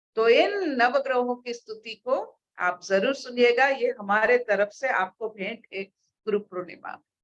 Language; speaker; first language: Hindi; non-native, local second language; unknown